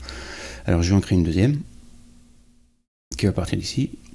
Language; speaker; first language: French; native; French